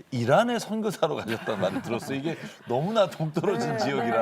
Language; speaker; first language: Korean; native; Korean